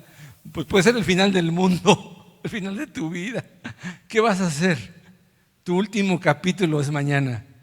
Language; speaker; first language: Spanish; native; Spanish